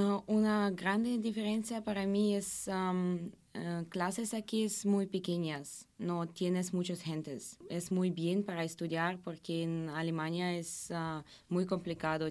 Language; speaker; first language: Spanish; non-native, learner; Russian